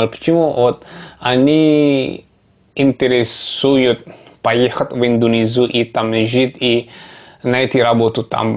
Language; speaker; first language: Russian; non-native, learner; Javanese